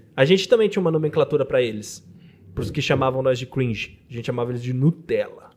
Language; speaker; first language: Portuguese; native; Portuguese